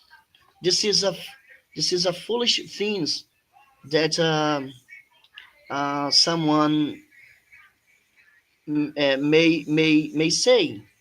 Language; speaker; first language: English; non-native, fluent; Portuguese